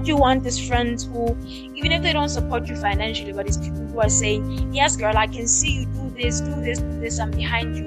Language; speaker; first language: English; non-native, local second language; Southern Sotho